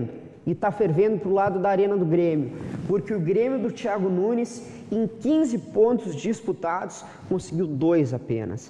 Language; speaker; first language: Portuguese; native; Portuguese